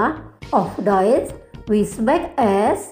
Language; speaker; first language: German; non-native, fluent; Indonesian